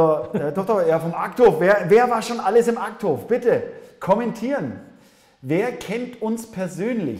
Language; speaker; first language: German; native; German